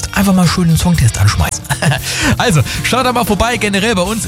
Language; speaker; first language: German; native; German